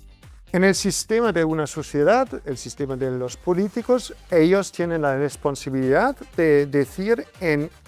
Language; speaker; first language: Spanish; non-native, fluent; German